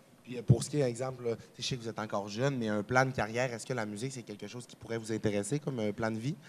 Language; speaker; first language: French; native; French